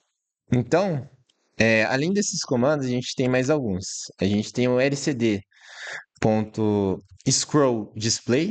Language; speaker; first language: Portuguese; native; Portuguese